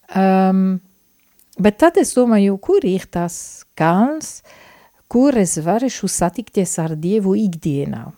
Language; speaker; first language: Latvian; non-native, fluent; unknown